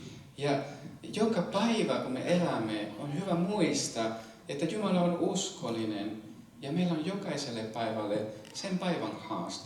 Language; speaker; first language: Finnish; non-native, fluent; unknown